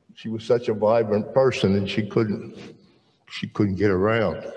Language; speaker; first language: English; native; English